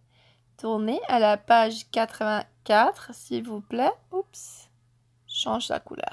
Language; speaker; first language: French; non-native, fluent; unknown